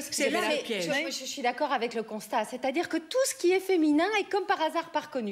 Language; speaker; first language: French; native; French